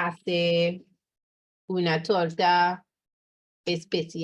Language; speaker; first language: Spanish; non-native, fluent; English